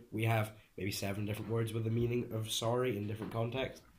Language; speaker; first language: English; early bilingual, other home language; Hungarian